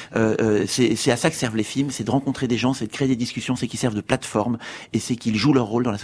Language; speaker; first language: French; native; French